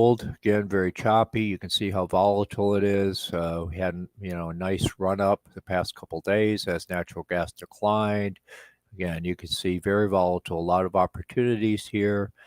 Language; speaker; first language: English; native; English